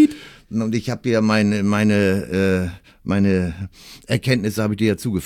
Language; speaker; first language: German; native; German